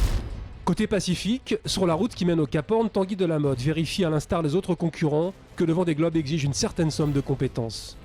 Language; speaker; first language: French; native; French